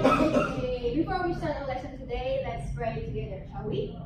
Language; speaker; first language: English; non-native, fluent; Indonesian